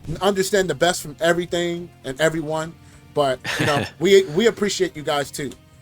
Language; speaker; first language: English; native; English